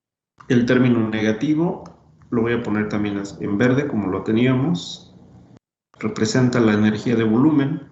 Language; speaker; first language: Spanish; native; Spanish